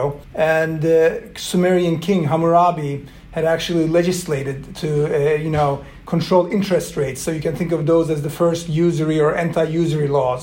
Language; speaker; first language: English; non-native, fluent; Swedish